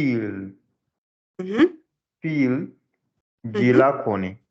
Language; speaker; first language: French; non-native, learner; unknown